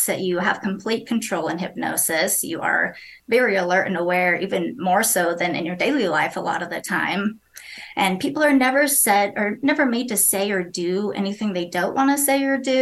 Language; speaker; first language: English; native; English